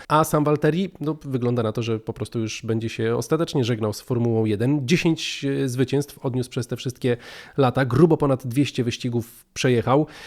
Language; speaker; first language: Polish; native; Polish